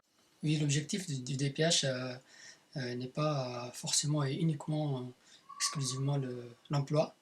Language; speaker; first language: French; native; French